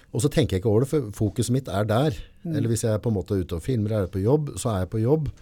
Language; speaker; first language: Norwegian; native; Norwegian